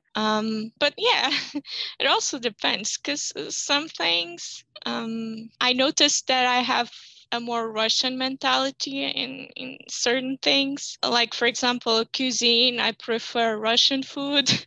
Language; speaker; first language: English; non-native, fluent; Portuguese